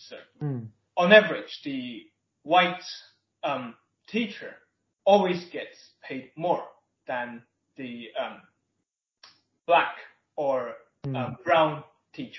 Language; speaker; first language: English; non-native, local second language; Cantonese